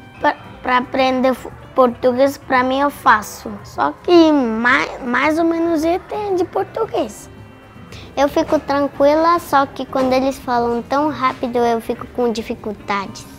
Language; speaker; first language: Portuguese; non-native, learner; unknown